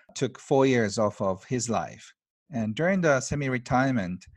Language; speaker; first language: English; non-native, fluent; Japanese